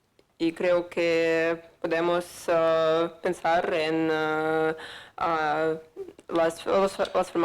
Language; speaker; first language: Spanish; non-native, fluent; Russian